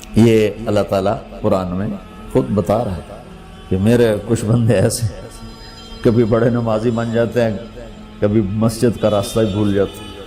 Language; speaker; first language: Urdu; non-native, local second language; Punjabi